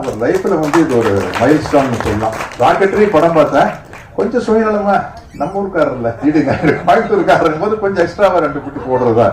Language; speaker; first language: Tamil; native; Tamil